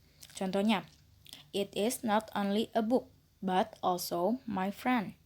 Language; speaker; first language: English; non-native, learner; Indonesian